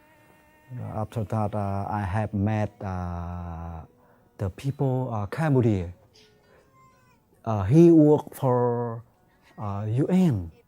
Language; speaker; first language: English; non-native, learner; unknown